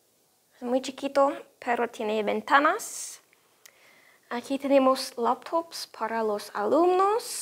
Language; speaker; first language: Spanish; non-native, fluent; English